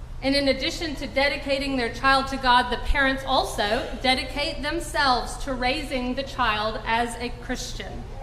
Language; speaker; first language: English; native; English